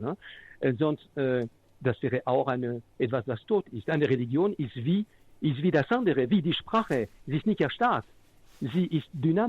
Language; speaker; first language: German; non-native, fluent; French